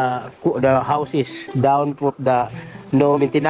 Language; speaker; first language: English; non-native, local second language; Cebuano